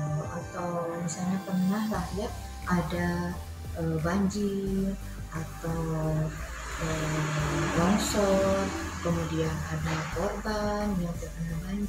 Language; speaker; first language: Indonesian; native; Indonesian